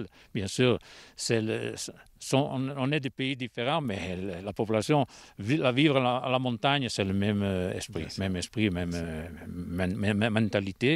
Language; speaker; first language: French; non-native, local second language; Italian